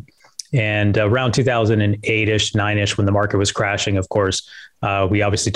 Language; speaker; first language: English; native; English